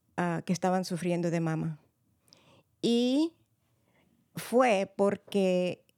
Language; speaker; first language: Spanish; early bilingual, heritage; Spanish